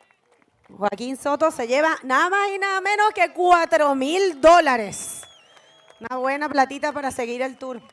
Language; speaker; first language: Spanish; native; Spanish